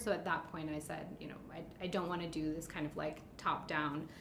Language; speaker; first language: English; early bilingual, other home language; Spanish